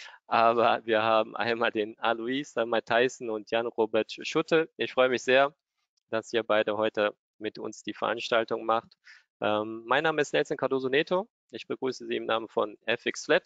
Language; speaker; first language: German; native; German